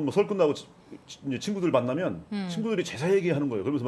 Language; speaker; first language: Korean; native; Korean